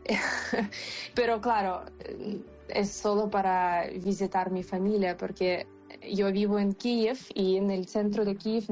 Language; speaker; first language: Spanish; non-native, fluent; Ukrainian